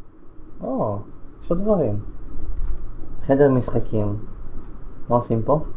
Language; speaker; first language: Hebrew; native; Hebrew